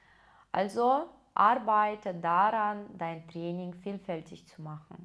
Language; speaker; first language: German; non-native, fluent; Russian